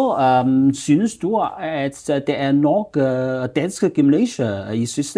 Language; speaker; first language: Danish; non-native, learner; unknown